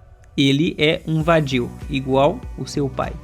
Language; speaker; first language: Portuguese; non-native, learner; Haitian Creole